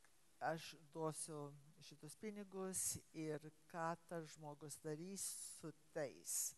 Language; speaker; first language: Lithuanian; early bilingual, heritage; English